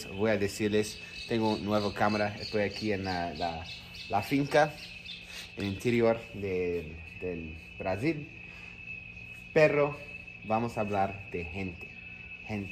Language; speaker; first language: Spanish; non-native, fluent; English